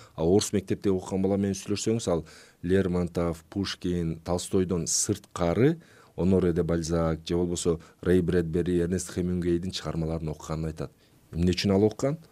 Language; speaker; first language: Kyrgyz; native; Kyrgyz